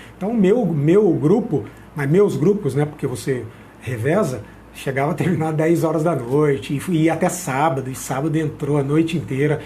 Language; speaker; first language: Portuguese; native; Portuguese